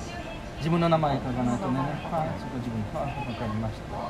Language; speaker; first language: Japanese; non-native, learner; French